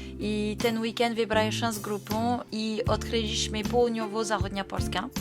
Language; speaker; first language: Polish; non-native, learner; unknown